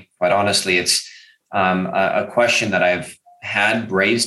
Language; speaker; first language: English; native; English